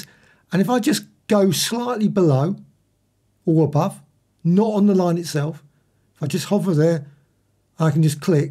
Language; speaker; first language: English; native; English